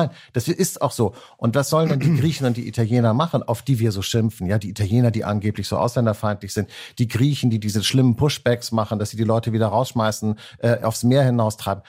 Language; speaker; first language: German; native; German